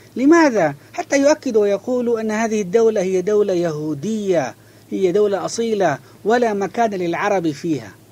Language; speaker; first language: Arabic; non-native, fluent; Malay